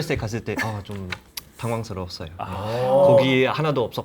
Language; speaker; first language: Korean; non-native, learner; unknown